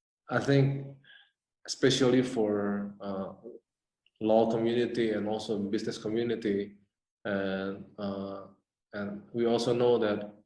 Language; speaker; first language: English; non-native, fluent; Indonesian